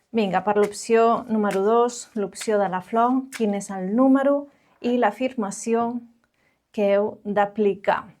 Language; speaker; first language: Catalan; non-native, local second language; Spanish